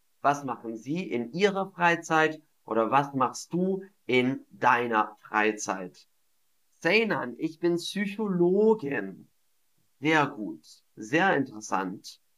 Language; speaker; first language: German; non-native, fluent; English